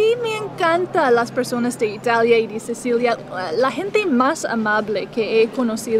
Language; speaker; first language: Spanish; non-native, fluent; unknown